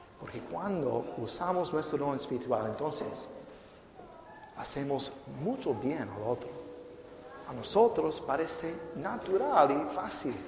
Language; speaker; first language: Spanish; non-native, fluent; English